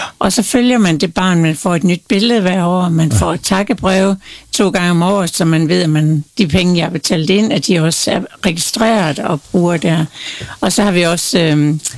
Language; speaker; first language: Danish; non-native, local second language; Faroese